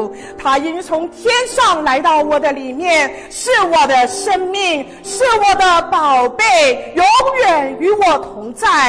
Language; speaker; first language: Chinese; native; Chinese